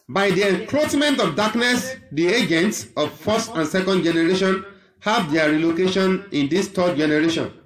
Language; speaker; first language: English; non-native, local second language; Yoruba